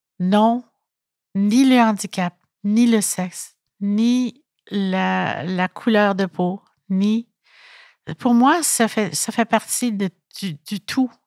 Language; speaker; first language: French; native; French